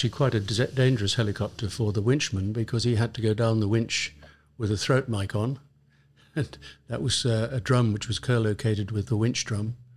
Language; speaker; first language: English; native; English